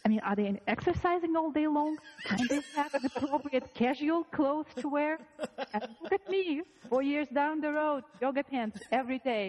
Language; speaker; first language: English; non-native, fluent; Russian